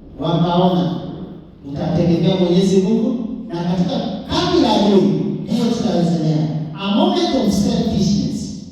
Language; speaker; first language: Swahili; non-native, local second language; Luo (Kenya and Tanzania)